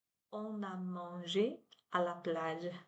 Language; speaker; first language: French; non-native, learner; Chinese